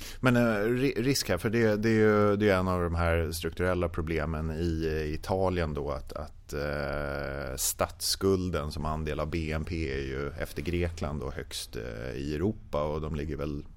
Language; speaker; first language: Swedish; native; Swedish